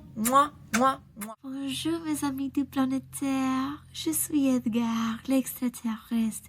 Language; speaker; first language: French; non-native, learner; English